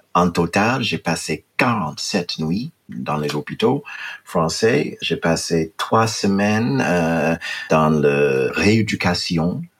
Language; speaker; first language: French; non-native, fluent; English